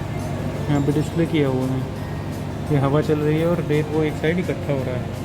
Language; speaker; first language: Hindi; native; Hindi